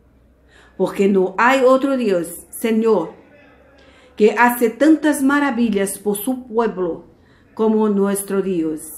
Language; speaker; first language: Spanish; non-native, fluent; Portuguese